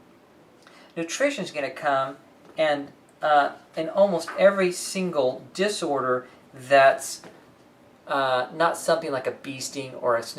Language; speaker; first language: English; native; English